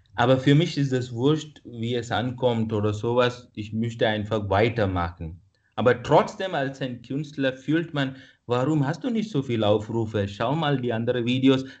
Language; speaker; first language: German; non-native, fluent; Kannada